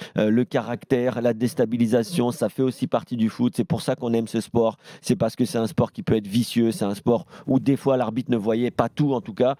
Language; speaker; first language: French; native; French